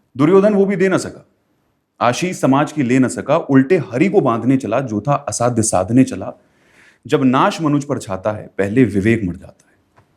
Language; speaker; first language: Hindi; native; Hindi